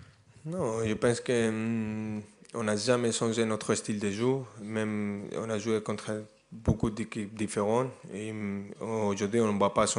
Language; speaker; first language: French; non-native, fluent; Spanish